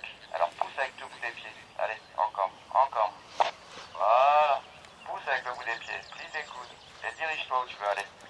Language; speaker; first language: French; native; French